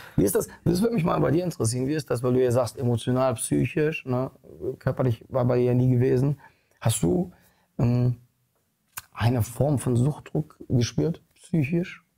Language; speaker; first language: German; early bilingual, other home language; Polish